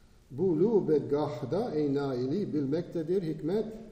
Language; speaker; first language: Turkish; non-native, fluent; English